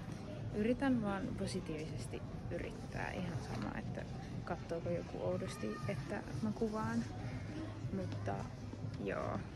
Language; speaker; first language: Finnish; native; Finnish